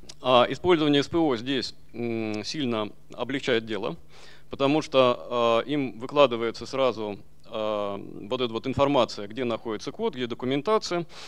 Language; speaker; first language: Russian; native; Russian